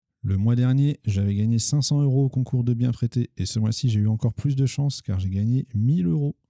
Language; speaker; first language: French; native; French